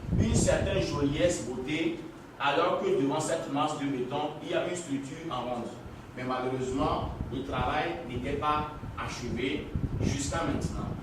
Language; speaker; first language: French; non-native, local second language; Ewe